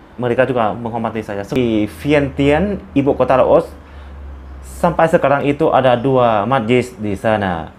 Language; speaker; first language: Indonesian; non-native, learner; Lao